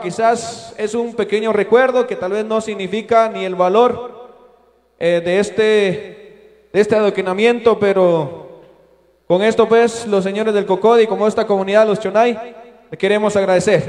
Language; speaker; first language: Spanish; non-native, local second language; Kaqchikel